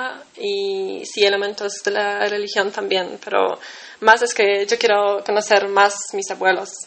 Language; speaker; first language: Spanish; non-native, fluent; Polish